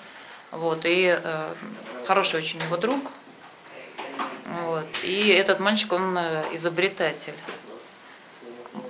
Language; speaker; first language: Russian; native; Russian